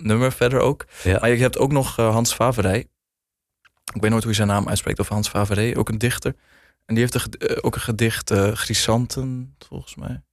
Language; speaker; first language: Dutch; native; Dutch